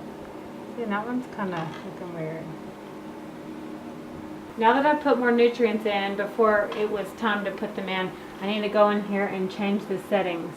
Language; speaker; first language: English; native; English